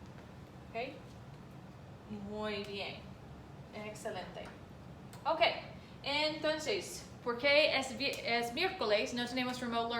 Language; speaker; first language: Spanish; non-native, fluent; English